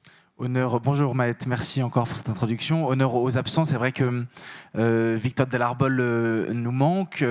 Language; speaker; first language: French; native; French